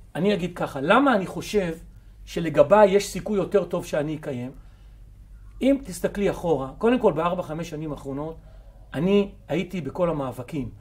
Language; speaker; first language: Hebrew; native; Hebrew